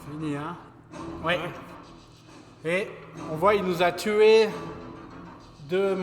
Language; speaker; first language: French; native; French